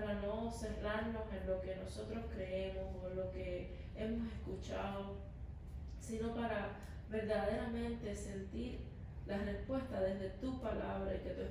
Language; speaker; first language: Spanish; native; Spanish